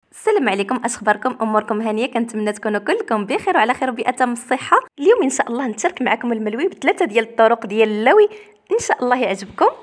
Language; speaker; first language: Arabic; native; Arabic